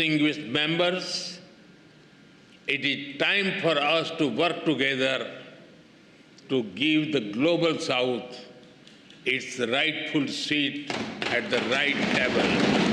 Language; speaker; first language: English; non-native, local second language; Hindi